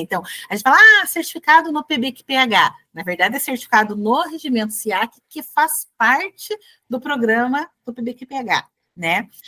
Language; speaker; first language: Portuguese; native; Portuguese